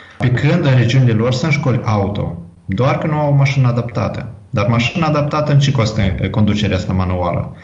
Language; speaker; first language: Romanian; native; Romanian